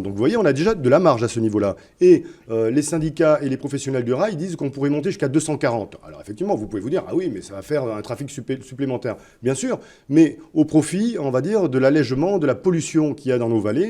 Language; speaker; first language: French; native; French